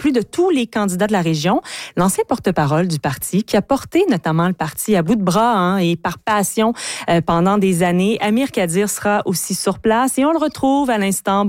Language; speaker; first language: French; native; French